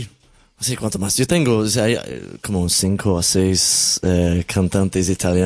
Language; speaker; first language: Spanish; non-native, learner; English